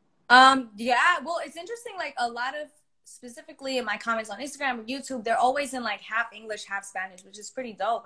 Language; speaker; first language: English; early bilingual, other home language; Spanish